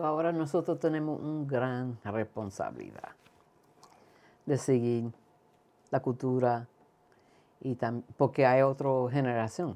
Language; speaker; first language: Spanish; early bilingual, heritage; Spanish